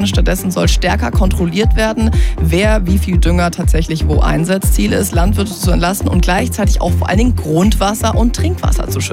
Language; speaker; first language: German; native; German